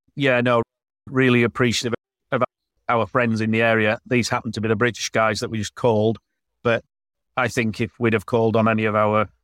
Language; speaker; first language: English; native; English